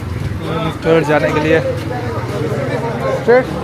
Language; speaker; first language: Hindi; native; Hindi